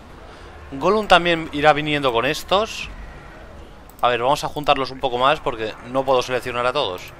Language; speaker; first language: Spanish; native; Spanish